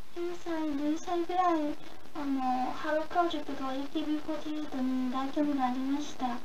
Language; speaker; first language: Japanese; non-native, learner; English